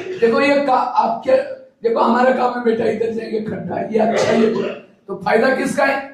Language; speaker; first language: Hindi; non-native, local second language; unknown